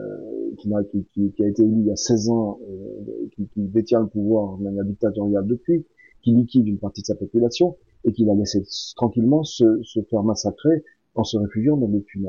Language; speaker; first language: French; native; French